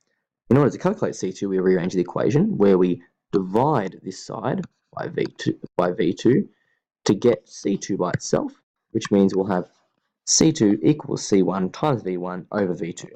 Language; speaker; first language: English; native; English